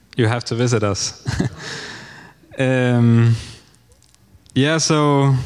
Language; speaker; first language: English; non-native, fluent; Danish